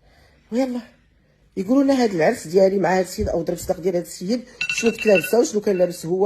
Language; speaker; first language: Arabic; native; Arabic